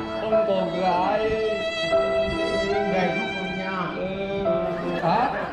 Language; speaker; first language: Vietnamese; non-native, learner; Portuguese